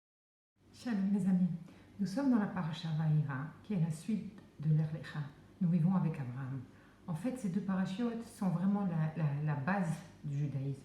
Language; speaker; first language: French; native; French